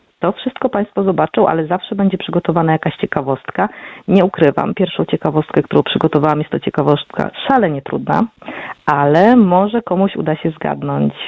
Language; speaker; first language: Polish; native; Polish